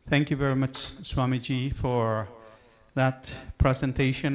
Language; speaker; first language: English; native; English